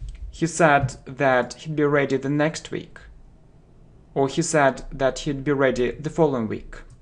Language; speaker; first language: English; non-native, fluent; Russian